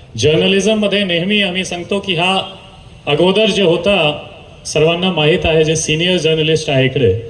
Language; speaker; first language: Marathi; non-native, fluent; Hindi